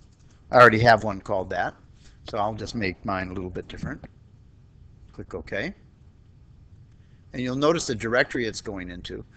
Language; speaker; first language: English; native; English